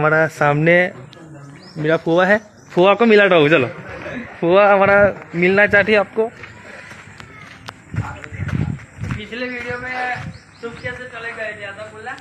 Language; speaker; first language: Hindi; non-native, local second language; Gujarati